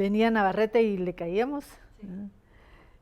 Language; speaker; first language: Spanish; native; Spanish